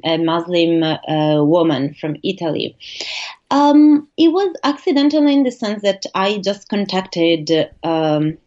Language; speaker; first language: English; non-native, fluent; Italian